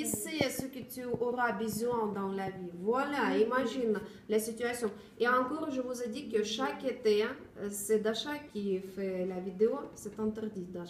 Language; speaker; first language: French; non-native, learner; Russian